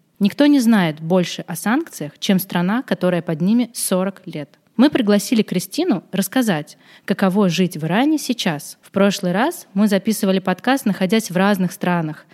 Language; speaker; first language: Russian; native; Russian